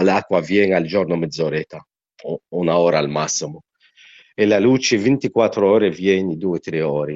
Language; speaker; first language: Italian; non-native, learner; Arabic